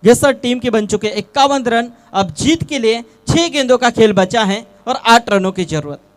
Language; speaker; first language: Hindi; non-native, local second language; Marathi